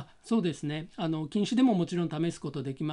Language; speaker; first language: Japanese; native; Japanese